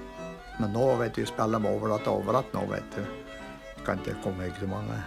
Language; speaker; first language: Norwegian; early bilingual, heritage; English